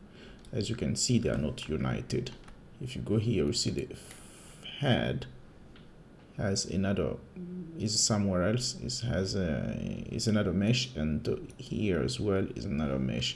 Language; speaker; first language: English; non-native, fluent; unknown